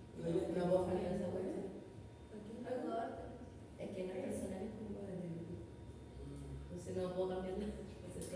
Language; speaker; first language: Spanish; native; Spanish